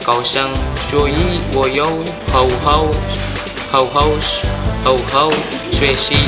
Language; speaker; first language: Chinese; non-native, learner; Indonesian